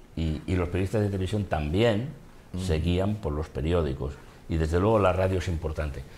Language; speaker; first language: Spanish; non-native, local second language; Catalan